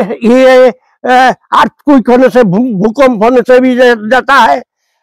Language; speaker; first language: Hindi; non-native, local second language; Bangla